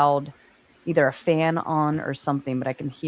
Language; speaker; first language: English; native; English